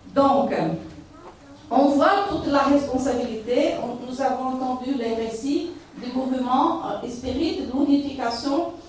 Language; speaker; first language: French; non-native, fluent; Portuguese